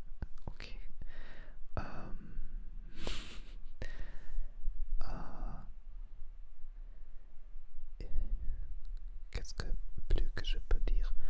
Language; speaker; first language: French; non-native, learner; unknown